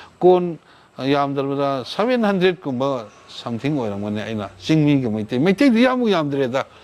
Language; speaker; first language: Manipuri; non-native, local second language; Thado Chin